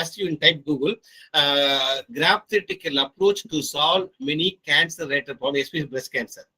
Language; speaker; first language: English; non-native, local second language; Tamil